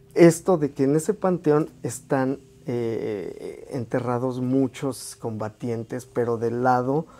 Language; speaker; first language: Spanish; native; Spanish